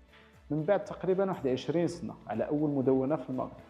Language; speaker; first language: Arabic; native; Arabic